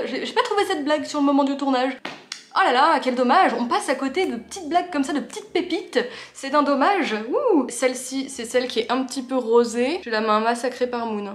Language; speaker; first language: French; native; French